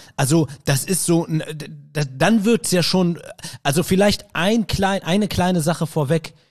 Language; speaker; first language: German; early bilingual, other home language; Arabic